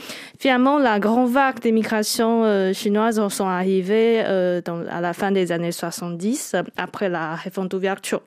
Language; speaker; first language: French; non-native, fluent; Chinese